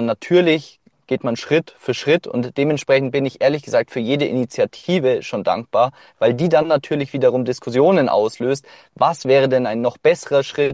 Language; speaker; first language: German; native; German